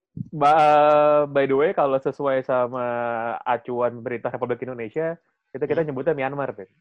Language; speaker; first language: Indonesian; native; Indonesian